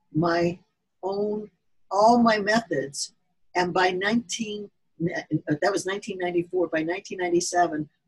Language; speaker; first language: English; native; English